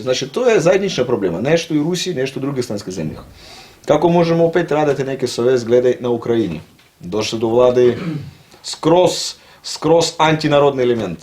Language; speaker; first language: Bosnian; non-native, learner; Russian